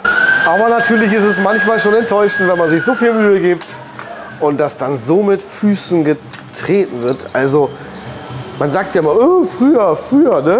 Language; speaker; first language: German; native; German